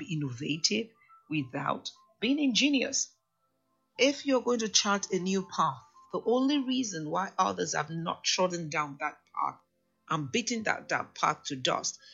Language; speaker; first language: English; non-native, local second language; Yoruba